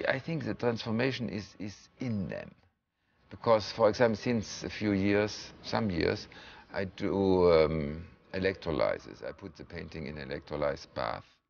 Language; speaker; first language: English; non-native, fluent; German